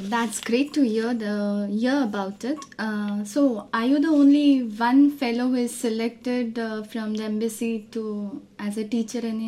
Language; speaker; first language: English; non-native, local second language; Gujarati